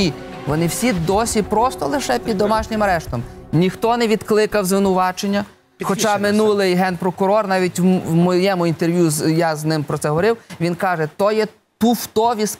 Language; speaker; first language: Ukrainian; native; Ukrainian